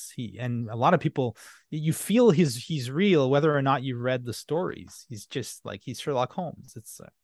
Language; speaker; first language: English; non-native, fluent; French